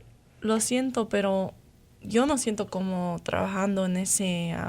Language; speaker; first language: Spanish; non-native, fluent; English